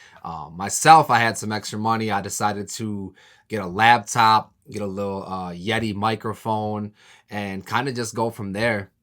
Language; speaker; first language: English; native; English